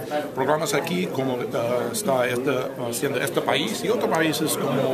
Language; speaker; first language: Spanish; non-native, fluent; English